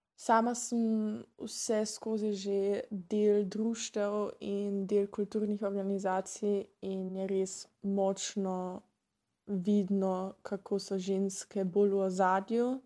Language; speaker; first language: Slovenian; native; Slovenian